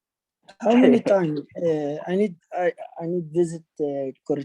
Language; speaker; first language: English; non-native, learner; Arabic